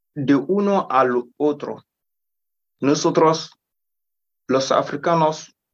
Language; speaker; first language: Spanish; non-native, fluent; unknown